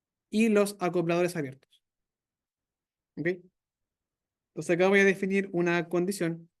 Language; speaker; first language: Spanish; native; Spanish